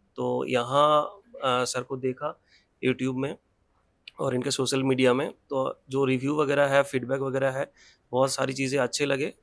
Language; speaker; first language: Hindi; non-native, local second language; Bangla